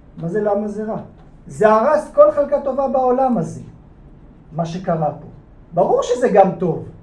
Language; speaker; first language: Hebrew; native; Hebrew